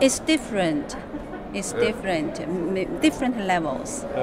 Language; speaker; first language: English; non-native, learner; Chinese